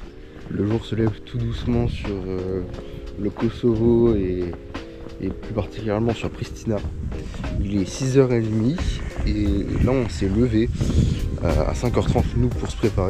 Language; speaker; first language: French; native; French